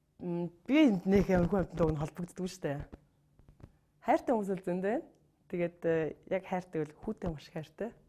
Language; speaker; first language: Mongolian; non-native, local second language; Kazakh